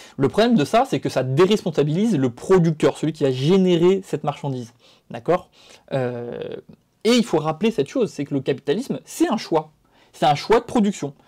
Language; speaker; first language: French; native; French